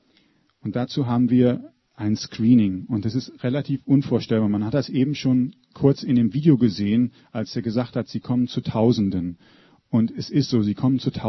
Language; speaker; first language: German; native; German